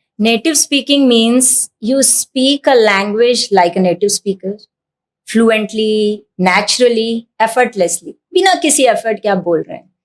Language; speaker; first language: Hindi; native; Hindi